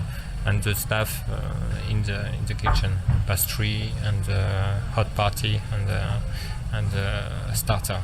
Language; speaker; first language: English; non-native, learner; French